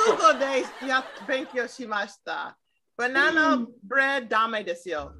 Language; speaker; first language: Japanese; non-native, learner; English